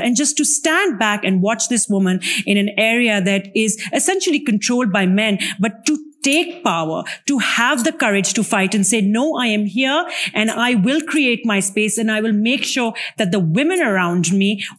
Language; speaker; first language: English; non-native, local second language; Urdu